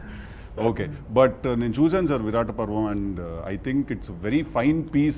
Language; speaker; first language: Telugu; native; Telugu